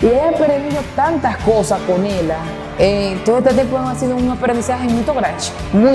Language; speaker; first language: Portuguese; non-native, learner; Spanish